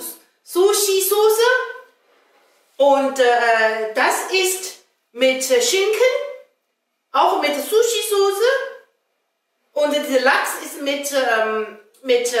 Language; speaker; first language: German; non-native, fluent; Chinese